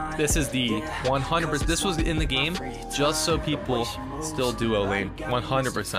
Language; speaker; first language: English; native; English